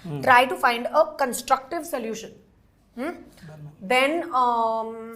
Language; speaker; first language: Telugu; non-native, learner; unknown